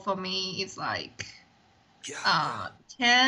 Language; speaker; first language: English; non-native, learner; Chinese